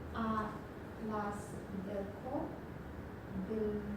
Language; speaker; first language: French; non-native, learner; Russian